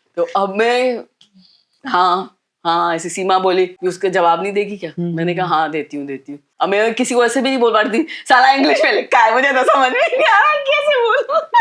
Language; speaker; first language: Hindi; native; Hindi